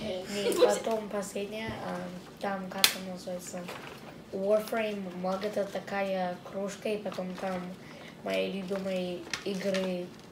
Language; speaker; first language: Russian; early bilingual, heritage; Russian